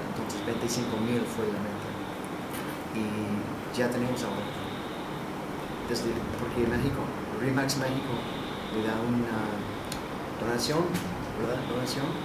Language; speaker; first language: Spanish; non-native, learner; English